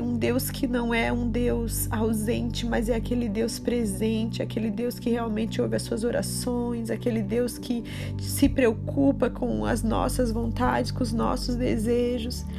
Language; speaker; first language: Portuguese; native; Portuguese